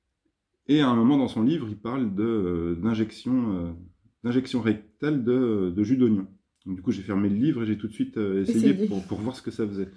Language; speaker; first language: French; native; French